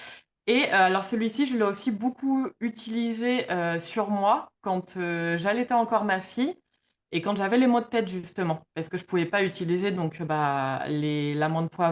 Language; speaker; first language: French; native; French